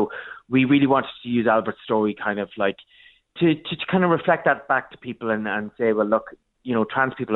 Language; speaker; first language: English; native; English